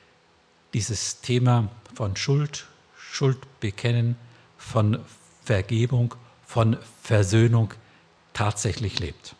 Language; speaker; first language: German; native; German